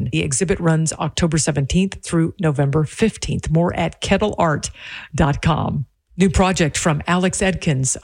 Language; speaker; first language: English; native; English